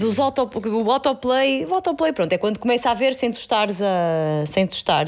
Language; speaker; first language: Portuguese; native; Portuguese